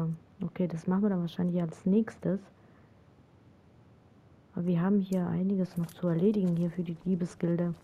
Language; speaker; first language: German; native; German